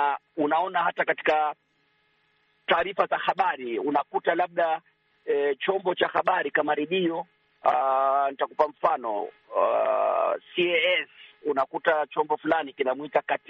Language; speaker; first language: Swahili; native; Swahili